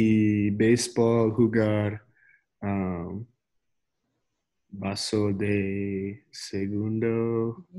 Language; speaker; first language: Spanish; non-native, learner; English